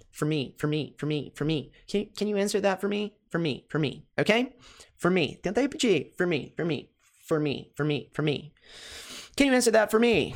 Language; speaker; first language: English; non-native, fluent; Portuguese